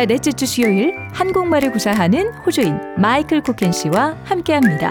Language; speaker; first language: Korean; native; Korean